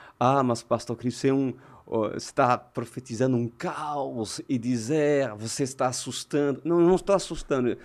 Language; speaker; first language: Portuguese; native; Portuguese